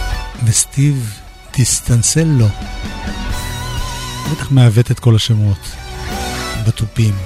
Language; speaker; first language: Hebrew; native; Hebrew